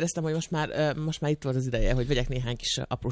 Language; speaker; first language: Hungarian; native; Hungarian